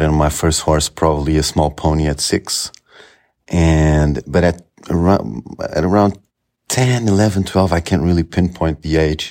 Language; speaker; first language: English; non-native, fluent; Portuguese